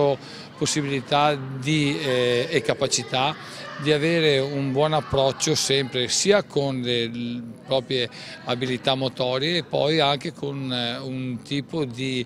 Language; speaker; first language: Italian; native; Italian